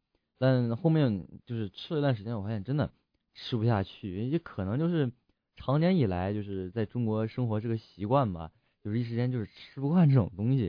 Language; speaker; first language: Chinese; native; Chinese